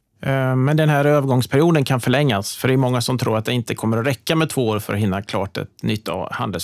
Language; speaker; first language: Swedish; native; Swedish